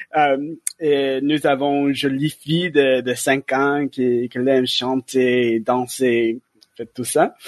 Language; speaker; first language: French; non-native, learner; English